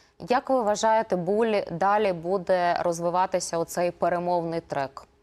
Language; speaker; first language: Ukrainian; native; Ukrainian